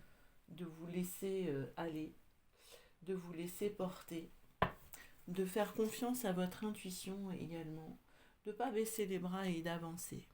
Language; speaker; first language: French; native; French